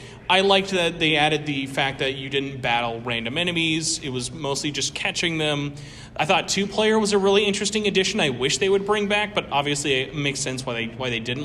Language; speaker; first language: English; native; English